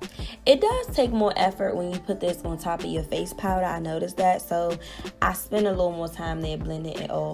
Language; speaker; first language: English; native; English